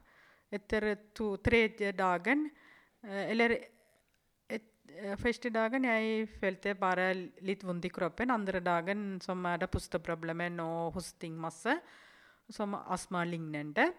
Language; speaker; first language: Norwegian; non-native, fluent; Tamil